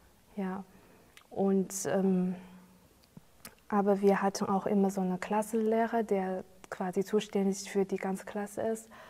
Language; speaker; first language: German; non-native, fluent; Chinese